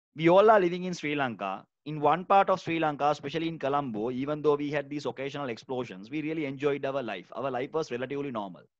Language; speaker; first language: English; non-native, local second language; Sinhala